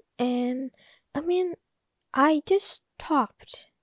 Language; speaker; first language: English; non-native, learner; Indonesian